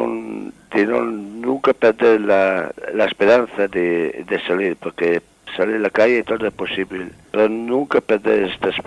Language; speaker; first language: Spanish; non-native, learner; Italian